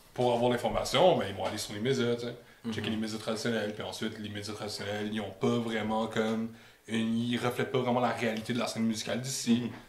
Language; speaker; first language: French; native; French